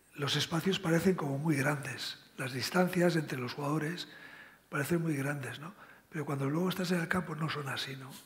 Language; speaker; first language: Spanish; native; Spanish